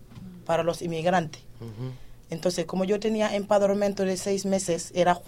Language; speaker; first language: Spanish; non-native, fluent; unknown